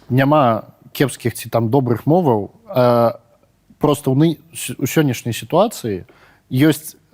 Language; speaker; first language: Belarusian; non-native, local second language; Russian